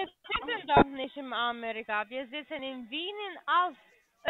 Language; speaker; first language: German; non-native, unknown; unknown